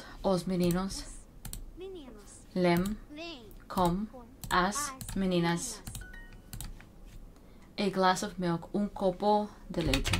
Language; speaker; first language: Portuguese; non-native, learner; English